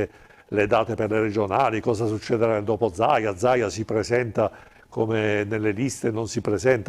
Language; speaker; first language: Italian; native; Italian